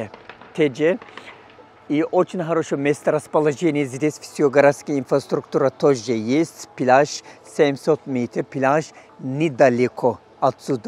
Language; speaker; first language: Russian; non-native, fluent; Turkish